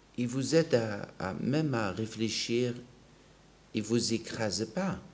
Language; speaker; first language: French; non-native, local second language; Arabic